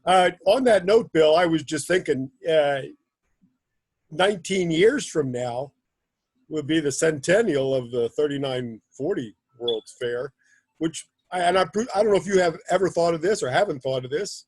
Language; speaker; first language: English; native; English